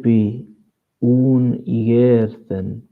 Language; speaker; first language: Greek; non-native, learner; Portuguese